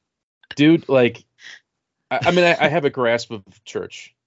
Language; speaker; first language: English; native; English